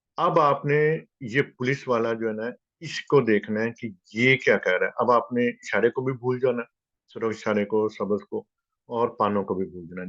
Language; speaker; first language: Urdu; native; Urdu